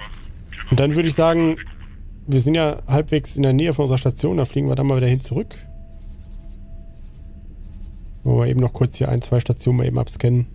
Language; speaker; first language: German; native; German